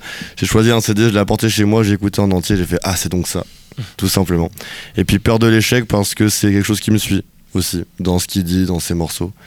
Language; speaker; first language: French; native; French